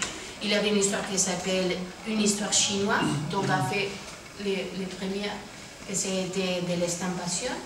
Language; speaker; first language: French; non-native, fluent; Spanish